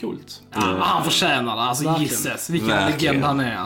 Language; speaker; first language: Swedish; native; Swedish